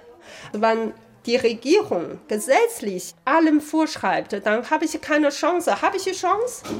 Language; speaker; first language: German; non-native, fluent; Chinese